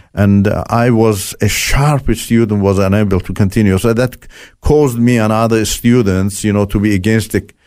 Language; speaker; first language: English; non-native, fluent; Turkish